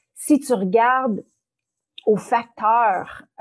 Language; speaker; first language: French; native; French